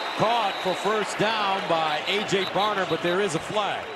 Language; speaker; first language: English; native; English